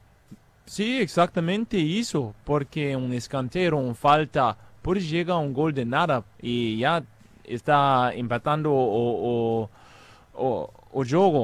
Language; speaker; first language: Portuguese; non-native, fluent; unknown